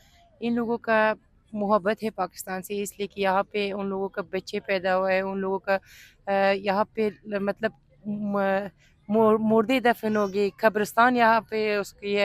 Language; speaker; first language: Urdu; non-native, fluent; Persian